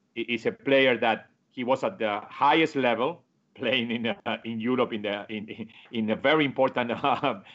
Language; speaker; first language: English; non-native, fluent; Spanish